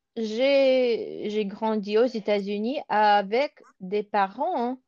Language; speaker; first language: French; non-native, learner; Russian